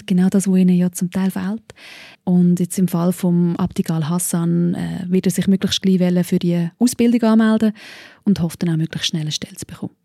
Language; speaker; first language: German; native; German